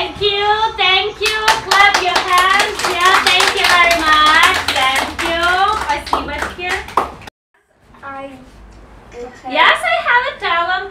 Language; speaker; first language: English; non-native, fluent; Ukrainian